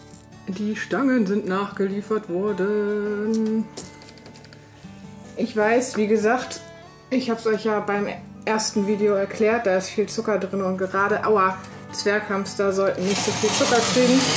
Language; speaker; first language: German; native; German